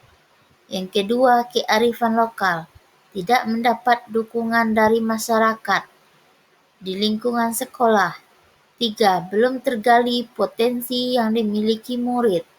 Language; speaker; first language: Indonesian; native; Indonesian